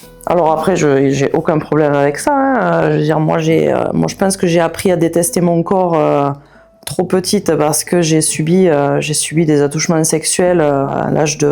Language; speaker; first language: French; native; French